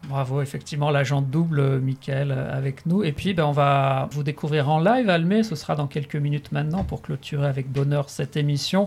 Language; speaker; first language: French; native; French